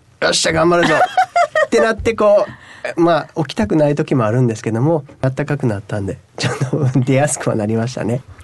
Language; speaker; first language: Japanese; early bilingual, heritage; Japanese